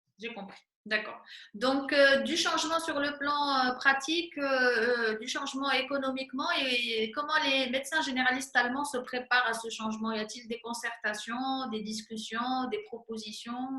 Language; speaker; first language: French; non-native, local second language; Arabic